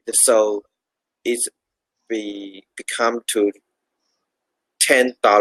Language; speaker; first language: English; non-native, learner; Chinese